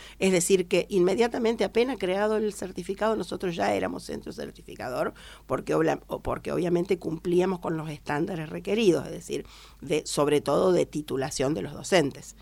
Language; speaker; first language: Spanish; native; Spanish